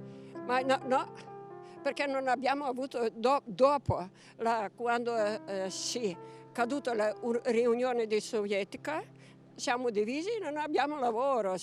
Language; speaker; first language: Italian; non-native, learner; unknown